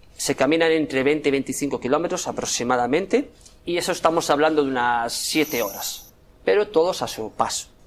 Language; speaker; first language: Spanish; native; Spanish